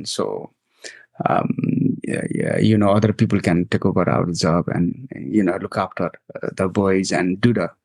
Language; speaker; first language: English; non-native, local second language; Nepali